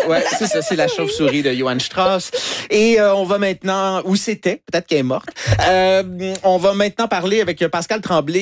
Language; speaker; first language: French; native; French